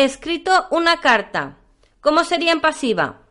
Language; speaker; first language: Spanish; native; Spanish